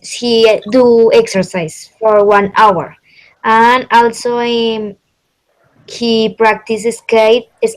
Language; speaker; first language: English; non-native, learner; Spanish